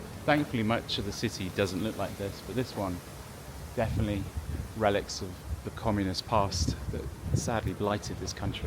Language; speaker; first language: English; native; English